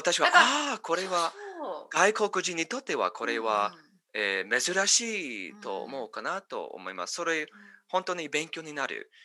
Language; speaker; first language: Japanese; non-native, learner; English